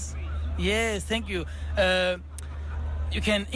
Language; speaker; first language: English; non-native, learner; German